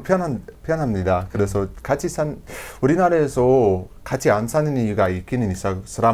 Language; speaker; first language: Korean; non-native, learner; English